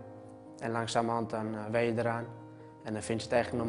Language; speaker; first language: Dutch; early bilingual, other home language; Turoyo